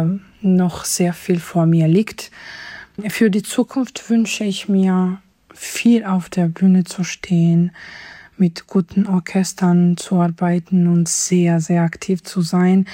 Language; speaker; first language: German; non-native, fluent; Georgian